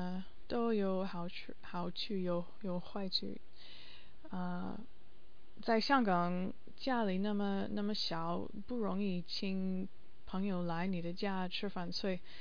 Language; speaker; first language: Chinese; non-native, learner; English